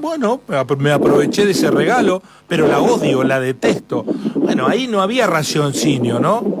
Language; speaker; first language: Spanish; native; Spanish